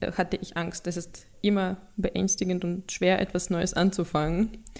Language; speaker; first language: German; non-native, fluent; Russian